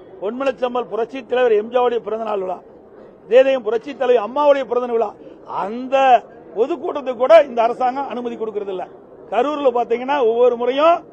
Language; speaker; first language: Tamil; native; Tamil